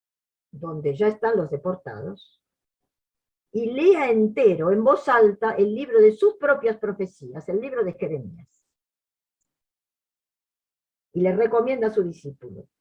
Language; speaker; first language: Spanish; native; Spanish